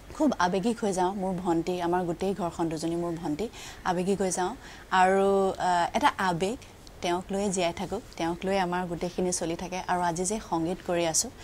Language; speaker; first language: Assamese; native; Assamese